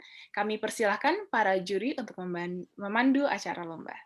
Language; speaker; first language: Indonesian; native; Indonesian